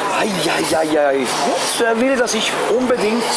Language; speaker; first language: German; native; German